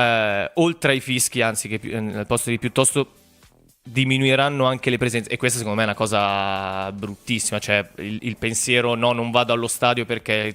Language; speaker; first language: Italian; native; Italian